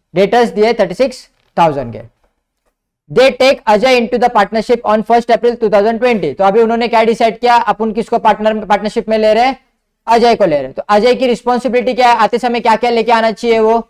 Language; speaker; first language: Hindi; non-native, local second language; Marathi